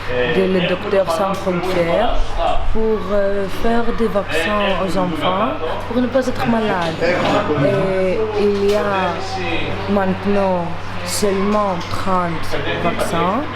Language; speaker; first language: French; non-native, learner; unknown